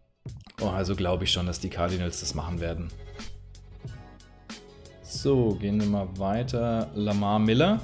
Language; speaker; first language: German; native; German